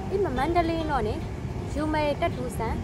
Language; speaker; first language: Japanese; non-native, learner; Burmese